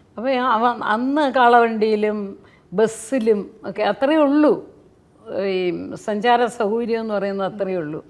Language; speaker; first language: Malayalam; native; Malayalam